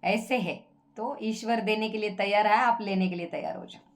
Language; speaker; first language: Hindi; non-native, local second language; Marathi